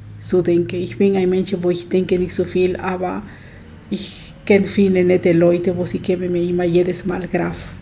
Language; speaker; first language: German; non-native, learner; Spanish